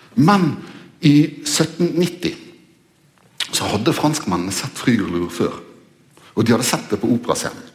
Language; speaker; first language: Norwegian; native; Norwegian